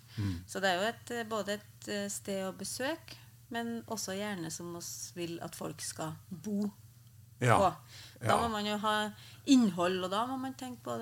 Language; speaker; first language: Norwegian; native; Norwegian